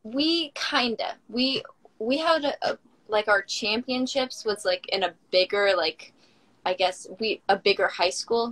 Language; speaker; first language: English; native; English